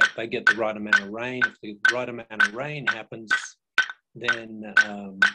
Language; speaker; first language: English; native; English